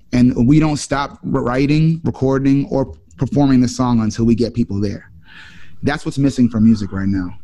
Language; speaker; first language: English; native; English